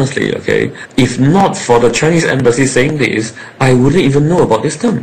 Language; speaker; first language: English; non-native, local second language; Chinese